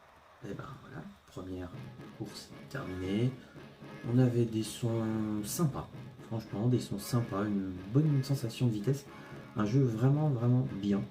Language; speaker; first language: French; native; French